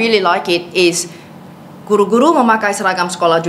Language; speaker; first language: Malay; non-native, fluent; English